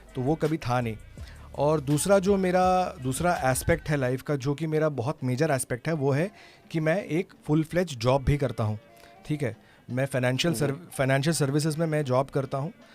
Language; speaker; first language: Hindi; non-native, local second language; Tamil